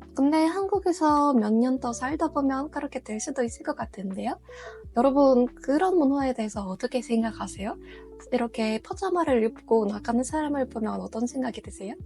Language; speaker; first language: Korean; non-native, fluent; Russian